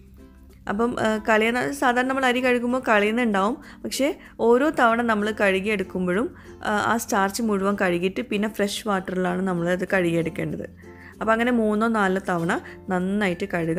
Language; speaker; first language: Malayalam; native; Malayalam